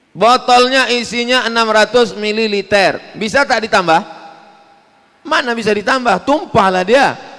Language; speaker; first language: Malay; native; Malay